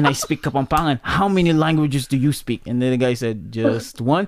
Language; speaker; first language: English; non-native, local second language; Pampanga